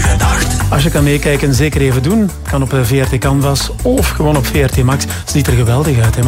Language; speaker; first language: Dutch; native; Dutch